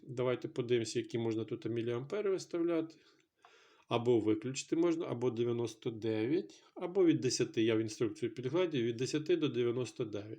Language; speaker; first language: Ukrainian; non-native, local second language; Russian